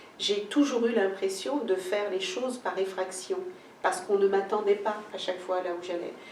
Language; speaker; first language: French; early bilingual, other home language; Kabuverdianu